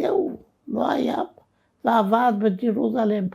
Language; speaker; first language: Hebrew; non-native, fluent; Romanian